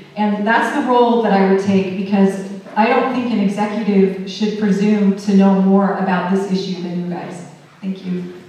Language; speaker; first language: English; native; English